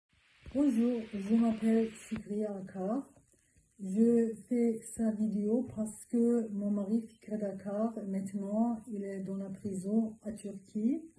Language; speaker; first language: French; non-native, learner; Turkish